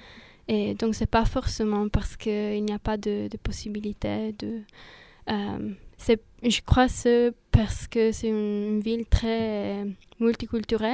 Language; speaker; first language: French; non-native, fluent; Italian